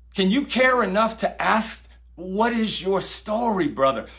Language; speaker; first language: English; native; English